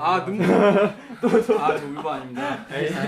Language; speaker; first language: Korean; native; Korean